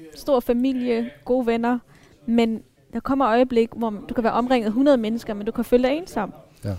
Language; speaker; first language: Danish; early bilingual, other home language; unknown